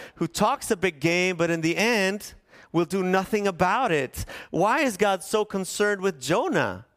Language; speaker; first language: English; native; English